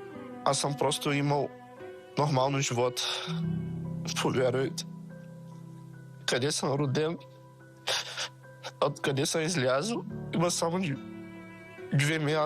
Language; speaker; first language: Bulgarian; non-native, fluent; Portuguese